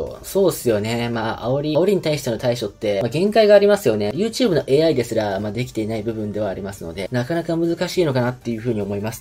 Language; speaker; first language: Japanese; native; Japanese